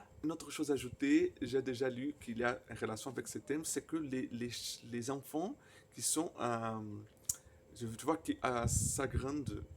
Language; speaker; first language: French; non-native, fluent; Portuguese